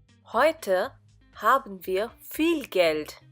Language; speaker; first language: German; non-native, fluent; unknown